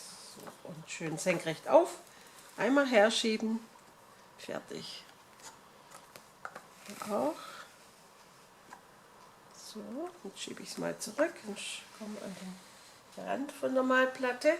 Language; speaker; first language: German; native; German